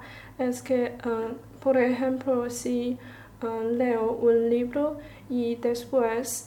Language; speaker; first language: Spanish; non-native, learner; Chinese